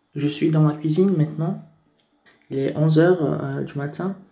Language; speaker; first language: French; non-native, fluent; Portuguese